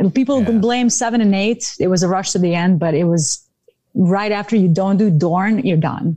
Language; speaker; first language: English; non-native, fluent; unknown